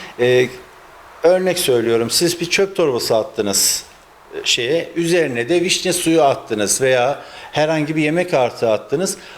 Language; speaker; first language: Turkish; early bilingual, heritage; Turkish